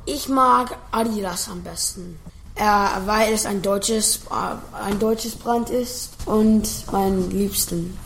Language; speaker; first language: German; non-native, learner; English